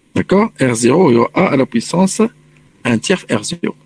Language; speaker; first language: French; non-native, local second language; Arabic